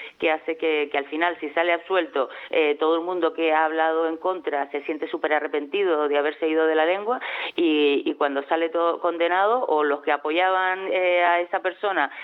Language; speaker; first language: Spanish; native; Spanish